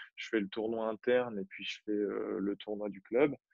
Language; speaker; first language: French; native; French